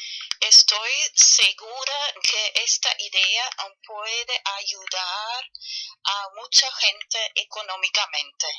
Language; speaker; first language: Spanish; non-native, fluent; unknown